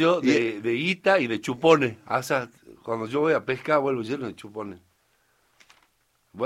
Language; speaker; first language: Spanish; native; Spanish